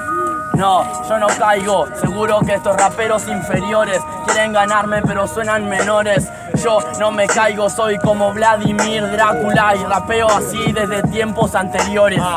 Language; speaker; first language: Spanish; native; Spanish